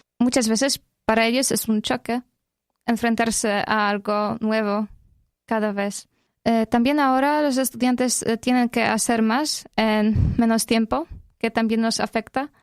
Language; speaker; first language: Spanish; non-native, fluent; Polish